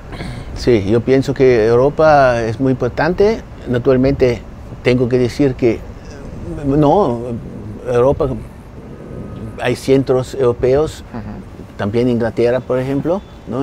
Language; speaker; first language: Spanish; non-native, fluent; German